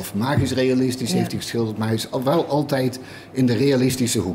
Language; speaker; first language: Dutch; native; Dutch